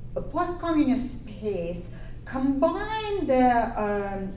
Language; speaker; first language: English; non-native, fluent; Ukrainian